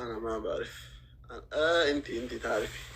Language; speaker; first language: Arabic; non-native, learner; Amharic